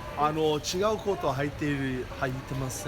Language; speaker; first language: Japanese; non-native, learner; English